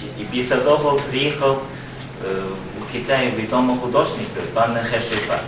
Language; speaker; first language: Ukrainian; non-native, learner; Chinese